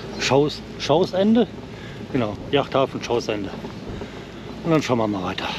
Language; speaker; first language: German; native; German